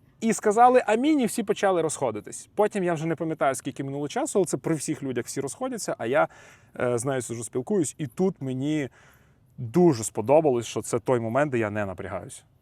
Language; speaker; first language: Ukrainian; native; Ukrainian